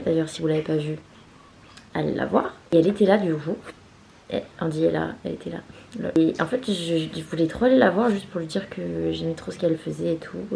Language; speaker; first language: French; native; French